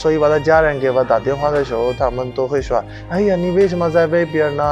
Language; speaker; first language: Chinese; non-native, fluent; Urdu